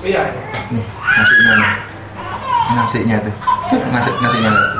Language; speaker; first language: Indonesian; native; Indonesian